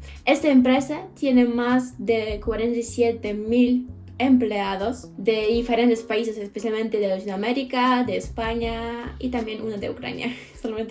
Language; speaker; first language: Spanish; non-native, fluent; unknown